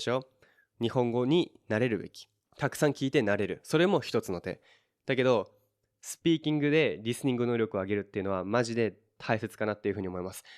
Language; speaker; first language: Japanese; native; Japanese